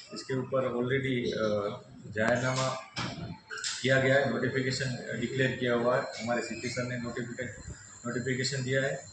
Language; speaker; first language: Hindi; non-native, local second language; Gujarati